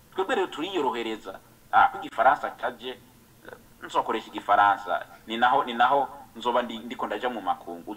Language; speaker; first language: Rundi; early bilingual, heritage; Rundi